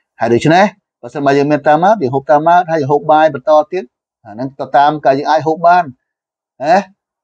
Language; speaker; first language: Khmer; non-native, local second language; Western Cham